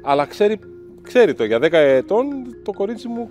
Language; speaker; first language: Greek; native; Greek